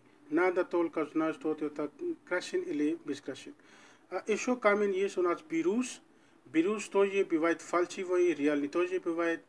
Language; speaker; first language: Russian; non-native, learner; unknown